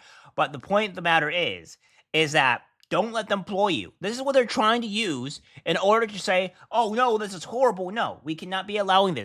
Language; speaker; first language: English; native; English